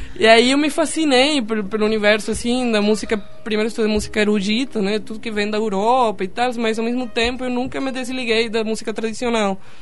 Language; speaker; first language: Portuguese; non-native, fluent; Spanish